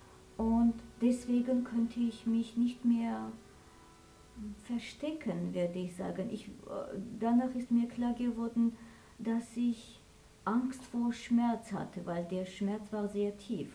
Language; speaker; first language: German; non-native, fluent; Armenian